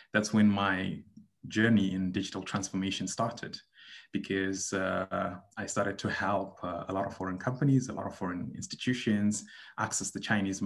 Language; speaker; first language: English; non-native, local second language; Shona